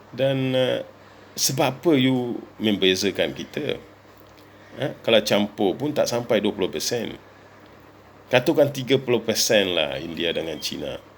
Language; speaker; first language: Malay; non-native, local second language; Tamil